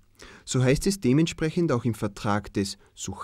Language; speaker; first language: German; native; German